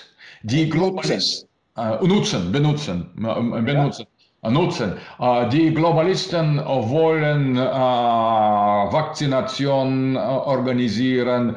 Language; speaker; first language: German; non-native, learner; Russian